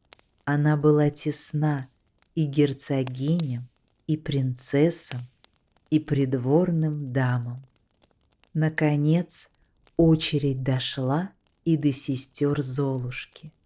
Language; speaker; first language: Russian; native; Russian